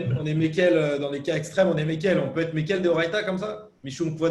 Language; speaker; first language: French; native; French